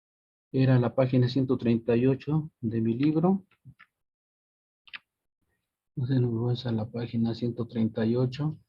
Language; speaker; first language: Spanish; native; Spanish